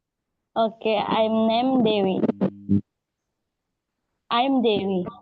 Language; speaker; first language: English; non-native, learner; Indonesian